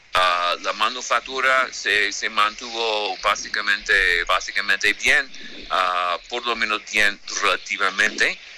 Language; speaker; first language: Spanish; non-native, fluent; English